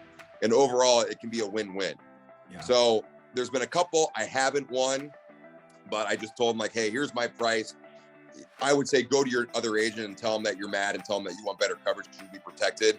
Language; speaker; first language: English; native; English